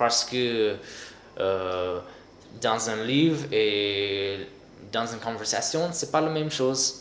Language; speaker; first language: French; non-native, fluent; English